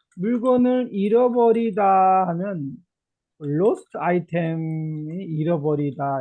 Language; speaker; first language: Korean; native; Korean